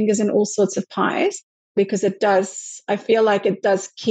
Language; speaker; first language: English; native; English